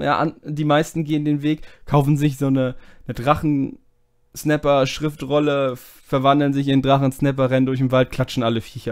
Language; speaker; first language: German; native; German